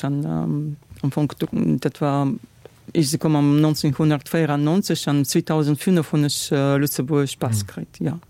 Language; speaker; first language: German; non-native, learner; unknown